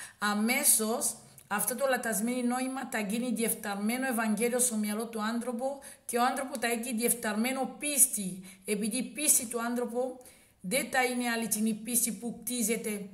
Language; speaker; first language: Greek; non-native, learner; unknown